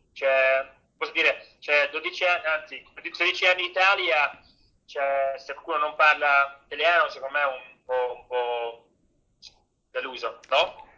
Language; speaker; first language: Italian; non-native, learner; Hungarian